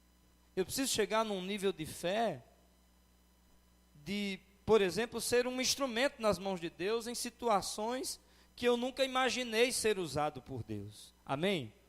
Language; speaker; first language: Portuguese; native; Portuguese